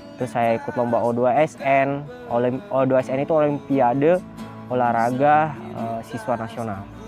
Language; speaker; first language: Indonesian; native; Indonesian